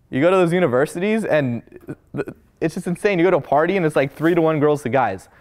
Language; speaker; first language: English; native; English